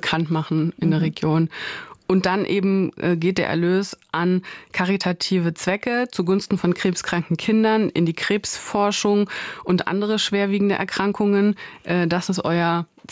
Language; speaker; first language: German; native; German